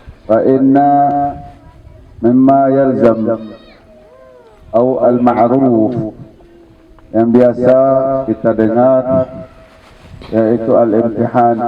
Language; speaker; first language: Arabic; non-native, fluent; Indonesian